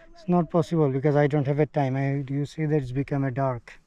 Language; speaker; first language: English; non-native, local second language; Bangla